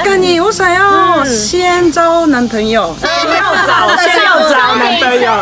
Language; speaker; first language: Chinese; non-native, fluent; Japanese